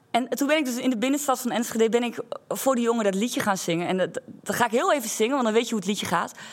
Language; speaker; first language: Dutch; native; Dutch